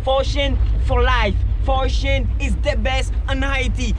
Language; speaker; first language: English; non-native, learner; Haitian Creole